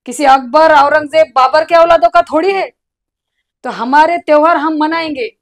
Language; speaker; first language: Hindi; non-native, local second language; Marathi